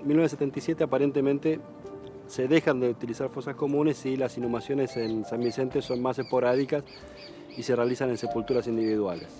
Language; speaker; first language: Spanish; native; Spanish